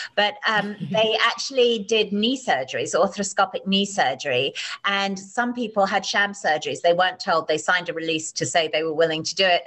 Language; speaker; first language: English; native; English